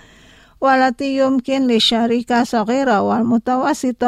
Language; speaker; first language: Arabic; non-native, fluent; Indonesian